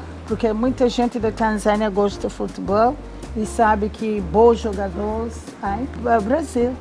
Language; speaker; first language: Portuguese; non-native, fluent; Swahili